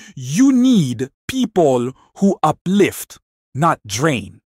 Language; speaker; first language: English; non-native, local second language; Filipino